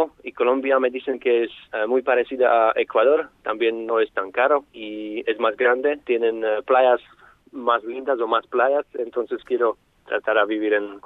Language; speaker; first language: Spanish; non-native, fluent; Slovak